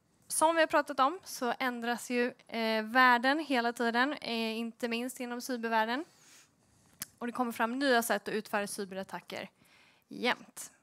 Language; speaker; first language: Swedish; native; Swedish